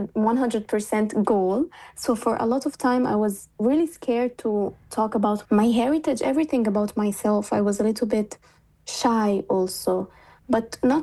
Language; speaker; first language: English; non-native, fluent; Italian